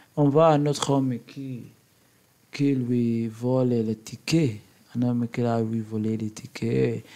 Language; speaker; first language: French; non-native, learner; English